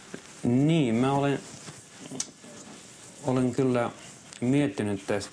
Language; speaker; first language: Finnish; non-native, fluent; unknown